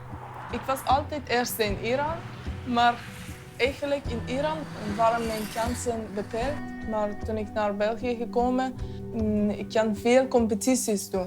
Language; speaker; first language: Dutch; non-native, learner; Persian